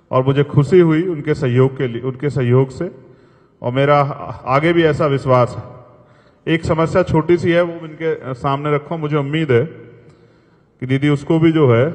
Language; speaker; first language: Hindi; native; Hindi